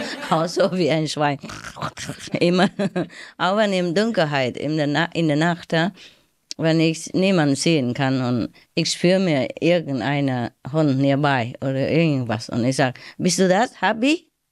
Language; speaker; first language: German; non-native, learner; Vietnamese